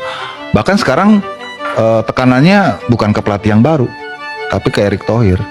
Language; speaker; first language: Indonesian; native; Indonesian